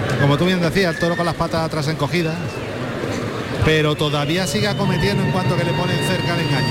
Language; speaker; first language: Spanish; native; Spanish